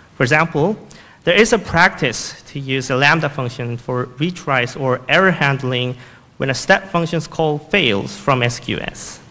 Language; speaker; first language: English; non-native, fluent; Korean